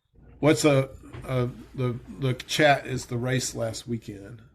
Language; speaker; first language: English; native; English